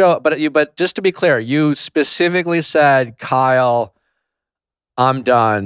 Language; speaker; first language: English; native; English